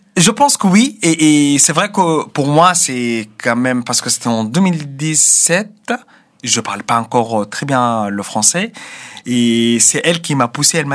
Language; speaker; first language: French; non-native, fluent; Arabic